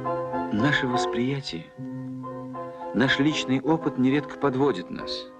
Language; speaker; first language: Russian; native; Russian